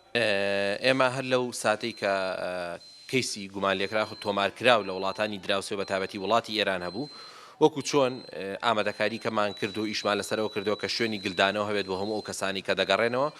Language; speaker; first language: Central Kurdish; native; Central Kurdish